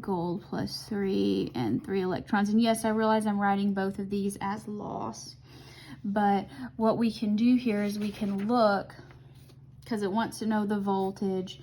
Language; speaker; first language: English; native; English